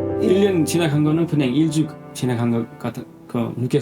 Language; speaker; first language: Korean; non-native, learner; Nepali